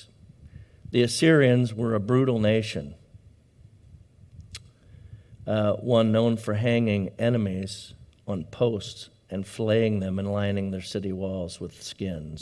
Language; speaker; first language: English; native; English